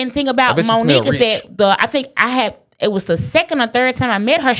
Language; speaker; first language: English; native; English